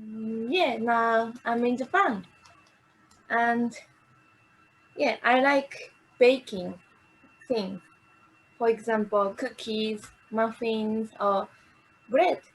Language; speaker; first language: English; non-native, learner; Japanese